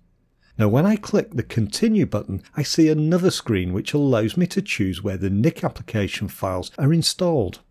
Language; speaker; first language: English; native; English